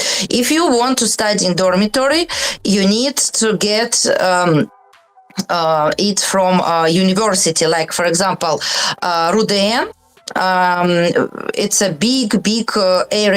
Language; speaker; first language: English; non-native, learner; Russian